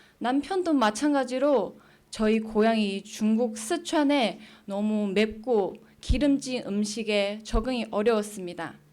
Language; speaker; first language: Korean; non-native, fluent; Chinese